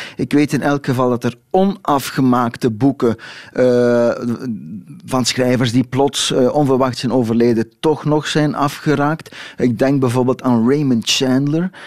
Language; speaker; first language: Dutch; native; Dutch